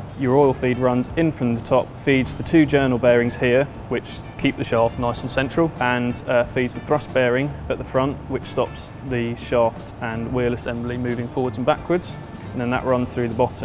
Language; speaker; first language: English; native; English